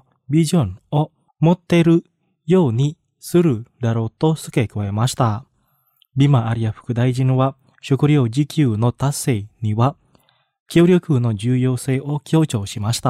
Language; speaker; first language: Japanese; non-native, fluent; Indonesian